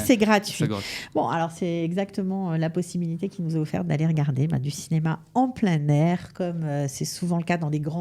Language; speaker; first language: French; native; French